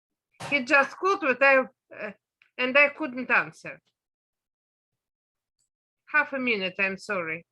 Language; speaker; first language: English; non-native, learner; Russian